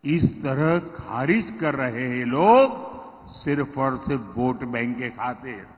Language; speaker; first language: Hindi; non-native, local second language; Gujarati